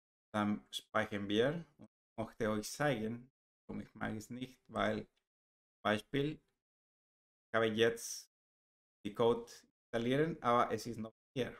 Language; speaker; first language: German; non-native, learner; Spanish